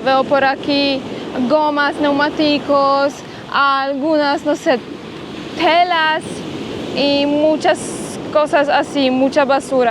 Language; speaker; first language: Spanish; non-native, fluent; Polish